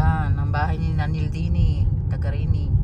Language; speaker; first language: Filipino; native; Filipino